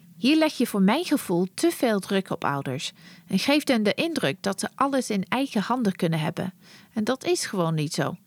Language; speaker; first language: Dutch; non-native, fluent; English